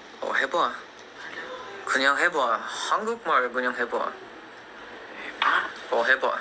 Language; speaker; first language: Korean; non-native, learner; Filipino